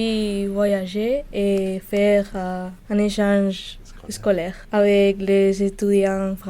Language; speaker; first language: French; non-native, learner; Spanish